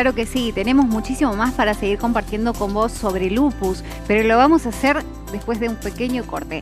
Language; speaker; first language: Spanish; native; Spanish